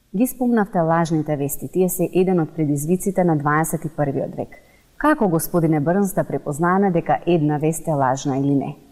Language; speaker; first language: Macedonian; native; Macedonian